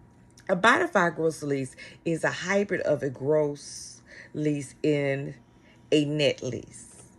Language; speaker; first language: English; native; English